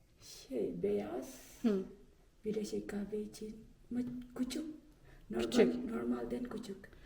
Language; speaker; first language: Turkish; non-native, learner; Malay